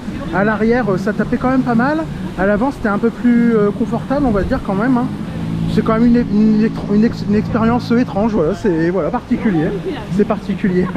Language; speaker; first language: French; native; French